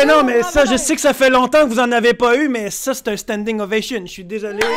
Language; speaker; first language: French; native; French